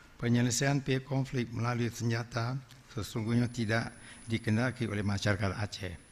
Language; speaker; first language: Indonesian; non-native, local second language; Achinese